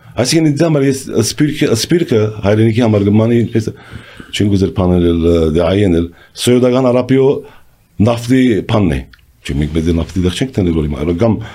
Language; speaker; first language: Armenian; early bilingual, heritage; Armenian